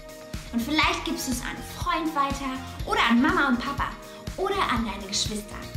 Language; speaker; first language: German; native; German